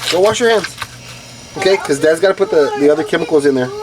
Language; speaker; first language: English; native; English